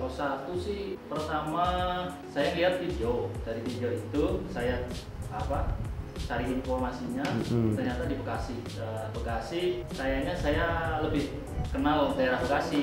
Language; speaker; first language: Indonesian; non-native, local second language; Javanese